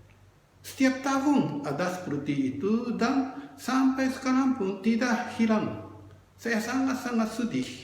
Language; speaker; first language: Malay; non-native, fluent; Japanese